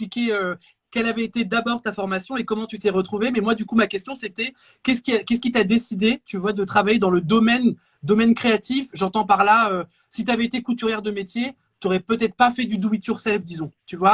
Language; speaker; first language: French; native; French